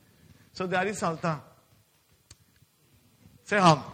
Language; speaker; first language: Norwegian; non-native, fluent; Spanish